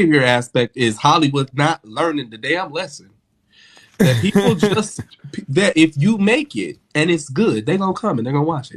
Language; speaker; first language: English; native; English